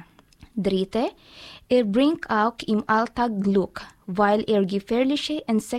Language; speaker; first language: German; non-native, learner; Filipino